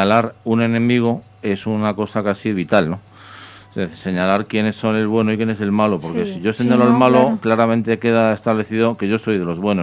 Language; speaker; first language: Spanish; native; Spanish